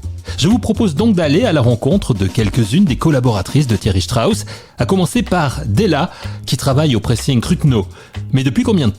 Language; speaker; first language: French; native; French